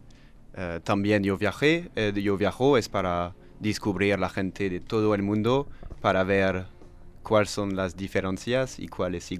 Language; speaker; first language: Spanish; non-native, learner; French